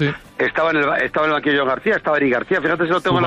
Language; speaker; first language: Spanish; native; Spanish